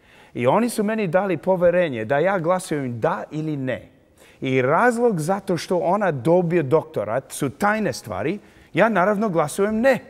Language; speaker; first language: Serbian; early bilingual, heritage; English